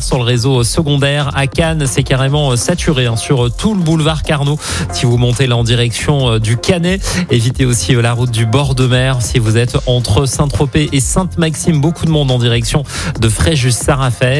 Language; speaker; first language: French; native; French